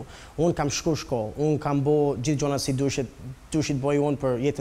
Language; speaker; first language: Albanian; early bilingual, heritage; Albanian